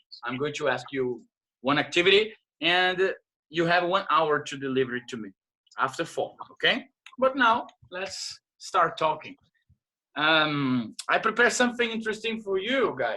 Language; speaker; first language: English; non-native, fluent; Portuguese